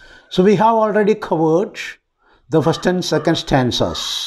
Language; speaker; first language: English; non-native, local second language; Malayalam